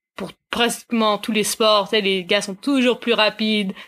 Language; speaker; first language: French; native; French